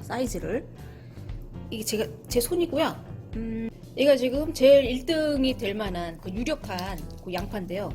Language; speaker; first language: Korean; native; Korean